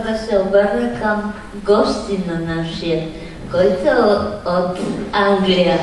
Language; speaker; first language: Bulgarian; non-native, fluent; Polish